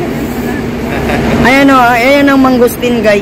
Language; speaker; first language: Filipino; non-native, local second language; Cebuano